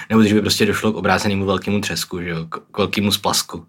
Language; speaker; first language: Czech; native; Czech